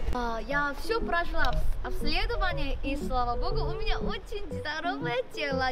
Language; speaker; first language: Russian; non-native, fluent; Korean